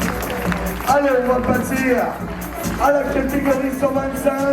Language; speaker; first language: French; native; French